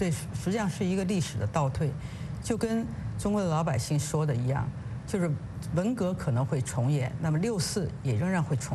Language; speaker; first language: Chinese; native; Chinese